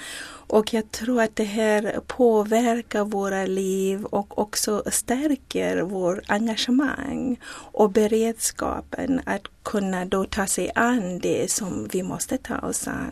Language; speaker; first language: Swedish; non-native, fluent; Zulu